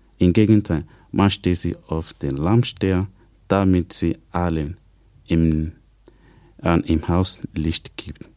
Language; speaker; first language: German; non-native, learner; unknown